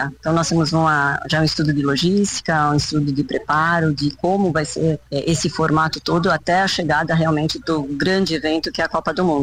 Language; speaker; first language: Portuguese; native; Portuguese